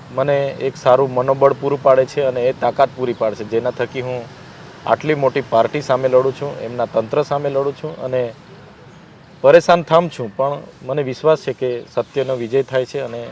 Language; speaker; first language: Gujarati; non-native, local second language; Vasavi